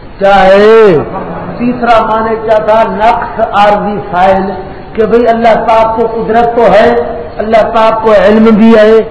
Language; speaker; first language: Urdu; non-native, local second language; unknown